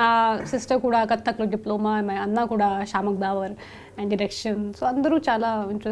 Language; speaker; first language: Telugu; non-native, fluent; Hindi